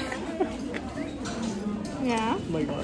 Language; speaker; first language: English; non-native, learner; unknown